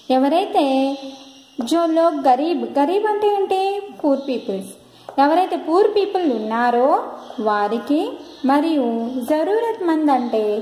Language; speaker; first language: Hindi; non-native, local second language; Telugu